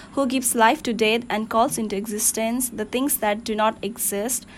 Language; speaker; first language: English; non-native, local second language; Nepali